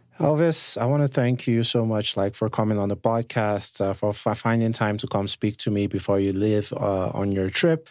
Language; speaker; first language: English; non-native, local second language; Yoruba